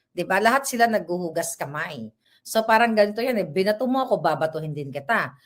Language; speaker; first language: Filipino; native; Filipino